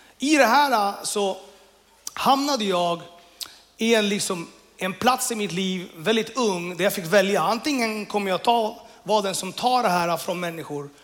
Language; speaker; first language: Swedish; early bilingual, other home language; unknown